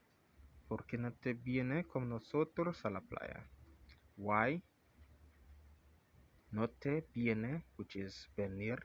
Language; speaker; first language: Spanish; non-native, fluent; English